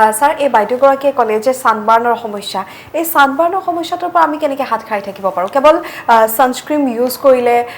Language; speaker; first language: Assamese; native; Assamese